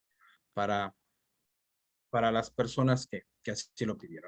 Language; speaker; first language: Spanish; native; Spanish